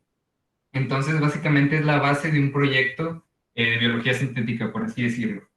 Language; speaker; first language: Spanish; native; Spanish